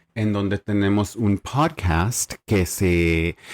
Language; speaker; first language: Spanish; early bilingual, heritage; Spanish